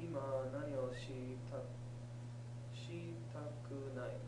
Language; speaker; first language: Japanese; non-native, learner; English